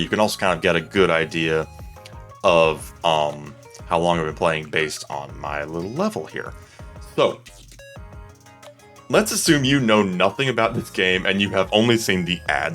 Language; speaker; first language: English; native; English